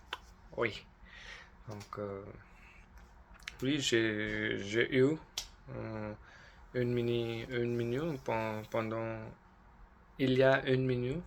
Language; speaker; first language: French; non-native, learner; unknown